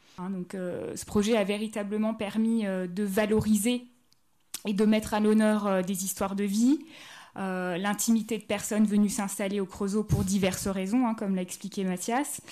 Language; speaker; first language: French; native; French